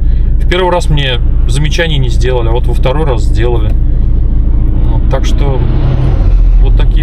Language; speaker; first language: Russian; native; Russian